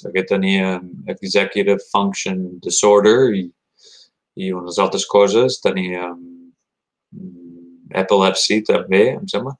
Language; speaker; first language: Catalan; early bilingual, heritage; Catalan